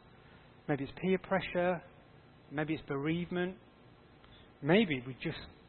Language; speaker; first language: English; native; English